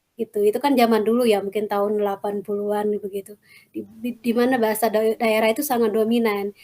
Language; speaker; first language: Indonesian; native; Indonesian